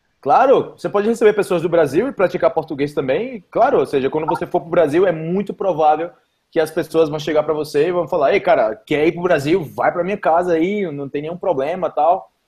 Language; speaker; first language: Portuguese; native; Portuguese